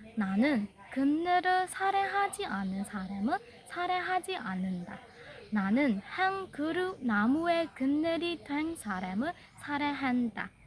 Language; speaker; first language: Korean; non-native, learner; Burmese